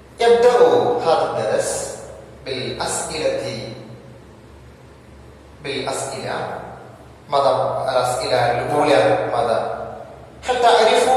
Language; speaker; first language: Arabic; non-native, fluent; Malayalam